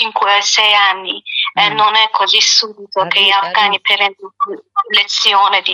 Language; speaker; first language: Italian; non-native, learner; Persian